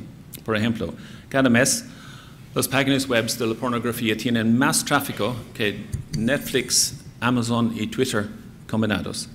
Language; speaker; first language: Spanish; non-native, fluent; English